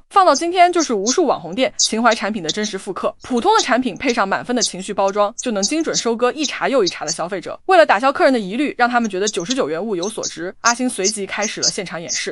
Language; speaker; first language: Chinese; native; Chinese